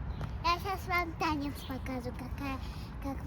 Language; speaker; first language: Russian; early bilingual, other home language; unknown